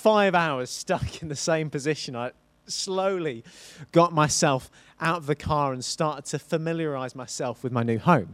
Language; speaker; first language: English; native; English